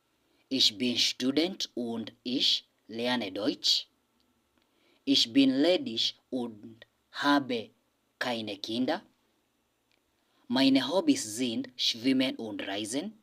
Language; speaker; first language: German; non-native, learner; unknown